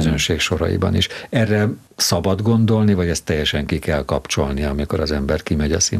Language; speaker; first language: Hungarian; native; Hungarian